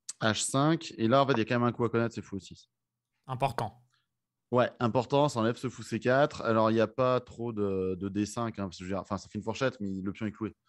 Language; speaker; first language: French; native; French